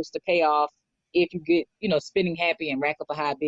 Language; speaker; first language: English; native; English